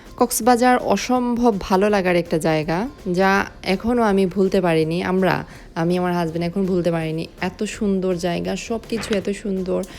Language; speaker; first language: Bangla; early bilingual, heritage; Bangla